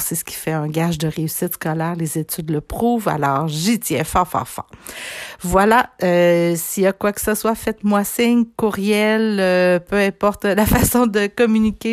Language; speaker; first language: French; native; French